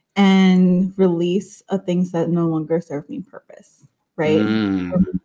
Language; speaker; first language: English; early bilingual, other home language; Spanish